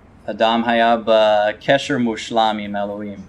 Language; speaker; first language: Hebrew; non-native, fluent; English